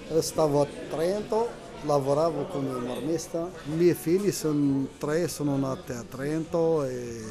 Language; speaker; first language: Italian; non-native, learner; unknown